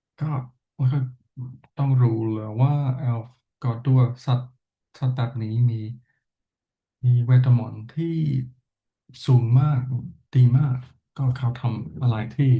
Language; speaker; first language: Thai; non-native, fluent; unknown